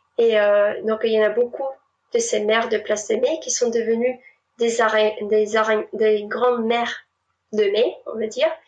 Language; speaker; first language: French; non-native, fluent; Spanish